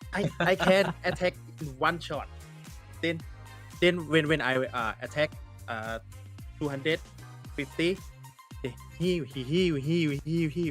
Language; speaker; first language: English; non-native, learner; Thai